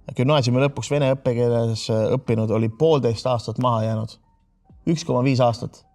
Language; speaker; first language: Estonian; native; Estonian